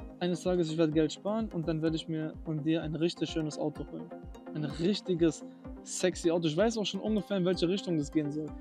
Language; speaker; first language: German; early bilingual, other home language; Albanian